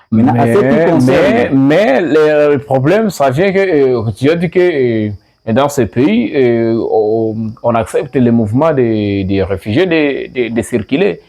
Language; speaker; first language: French; non-native, learner; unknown